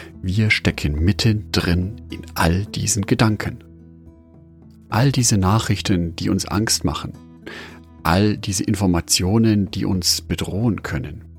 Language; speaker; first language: German; native; German